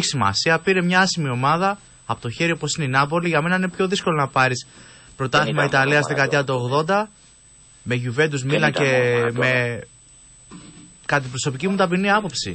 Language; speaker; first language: Greek; native; Greek